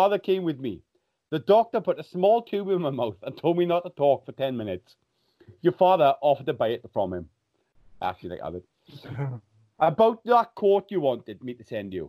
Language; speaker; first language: English; native; English